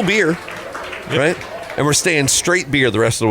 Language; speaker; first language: English; native; English